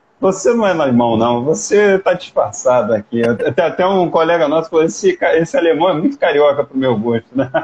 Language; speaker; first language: Portuguese; native; Portuguese